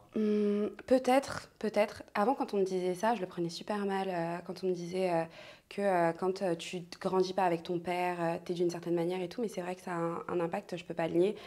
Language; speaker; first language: French; native; French